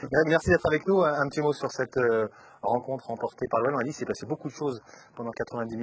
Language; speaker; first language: French; native; French